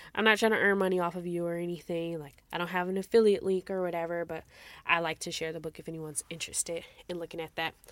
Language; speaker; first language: English; native; English